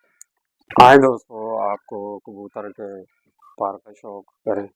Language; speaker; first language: Hindi; non-native, local second language; Punjabi